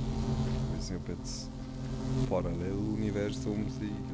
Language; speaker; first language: German; native; German